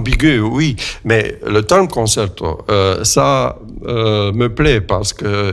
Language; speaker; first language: French; non-native, fluent; Romanian